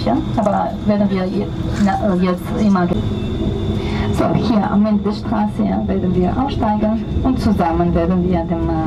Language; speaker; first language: German; non-native, learner; Italian